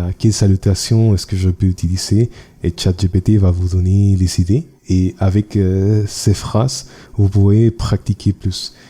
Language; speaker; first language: French; non-native, learner; Spanish